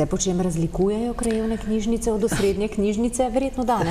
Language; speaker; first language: Slovenian; native; Slovenian